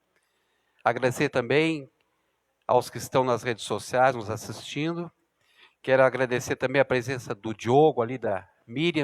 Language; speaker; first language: Portuguese; native; Portuguese